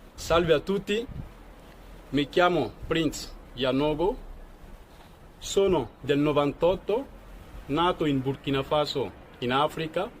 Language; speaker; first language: Italian; non-native, fluent; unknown